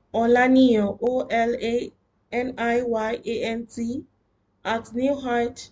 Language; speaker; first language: English; non-native, local second language; Yoruba